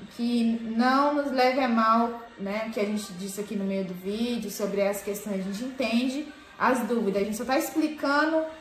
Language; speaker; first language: Portuguese; native; Portuguese